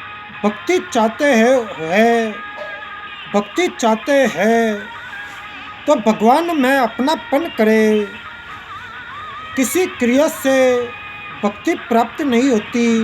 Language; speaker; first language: Hindi; native; Hindi